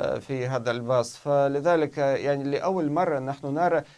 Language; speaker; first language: Arabic; non-native, fluent; Russian